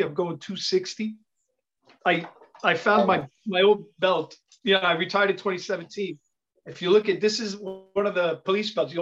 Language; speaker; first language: English; native; English